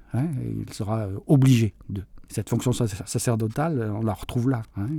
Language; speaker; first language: French; early bilingual, other home language; Catalan